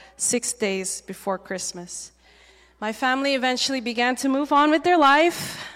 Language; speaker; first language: English; native; English